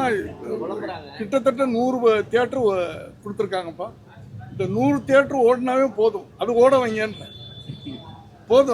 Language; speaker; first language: Tamil; native; Tamil